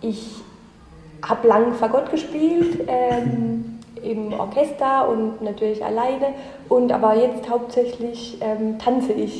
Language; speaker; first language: German; native; German